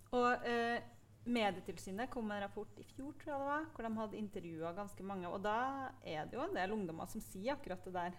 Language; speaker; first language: Norwegian; native; Norwegian